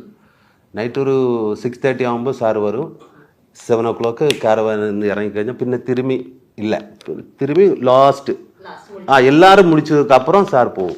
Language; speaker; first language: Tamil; non-native, learner; Malayalam